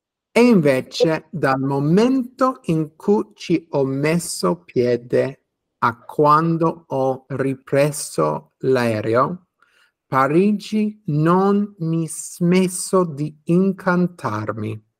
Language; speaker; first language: Italian; non-native, fluent; English